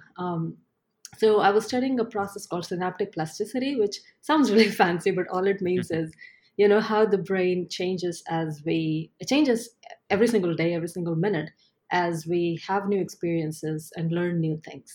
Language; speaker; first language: English; non-native, local second language; Gujarati